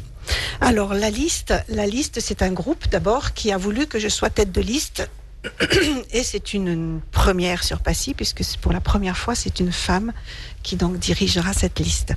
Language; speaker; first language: French; native; French